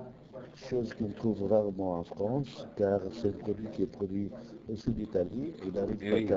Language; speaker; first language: French; non-native, fluent; Italian